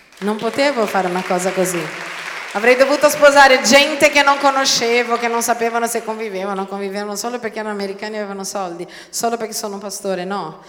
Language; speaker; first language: Italian; non-native, fluent; Portuguese